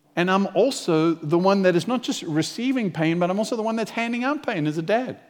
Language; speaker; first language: English; native; English